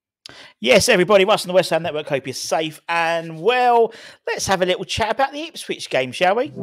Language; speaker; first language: English; native; English